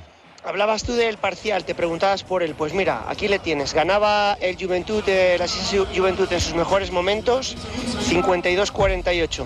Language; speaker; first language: Spanish; native; Spanish